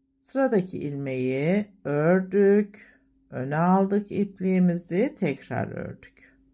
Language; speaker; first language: Turkish; native; Turkish